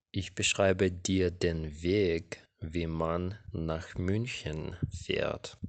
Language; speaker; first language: German; non-native, fluent; Ukrainian